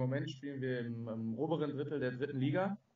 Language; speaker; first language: German; native; German